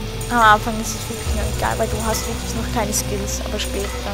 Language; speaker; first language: German; native; German